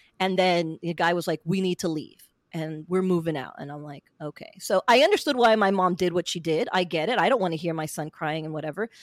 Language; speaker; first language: English; native; English